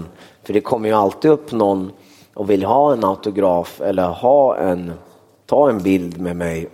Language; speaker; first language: Swedish; early bilingual, other home language; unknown